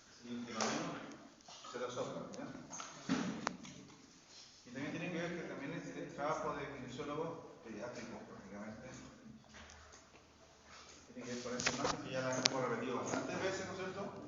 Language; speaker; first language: Spanish; native; Spanish